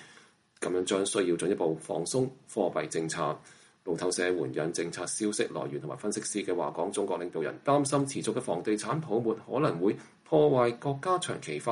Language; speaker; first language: Chinese; native; Chinese